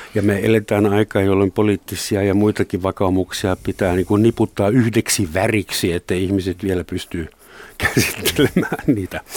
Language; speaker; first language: Finnish; non-native, fluent; German